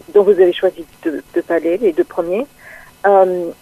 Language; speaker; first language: French; non-native, fluent; English